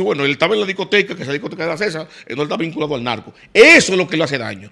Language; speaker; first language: Spanish; native; Spanish